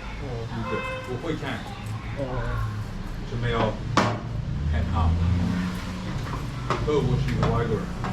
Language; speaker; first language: Chinese; non-native, learner; English